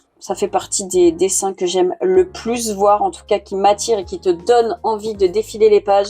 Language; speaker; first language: French; native; French